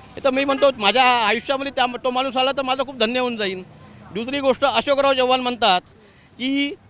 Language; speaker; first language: Marathi; native; Marathi